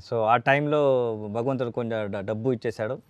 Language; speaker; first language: Telugu; non-native, learner; Kannada